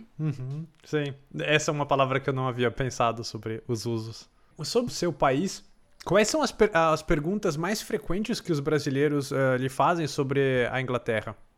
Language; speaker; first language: Portuguese; native; Portuguese